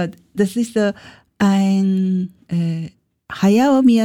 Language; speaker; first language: German; non-native, learner; Japanese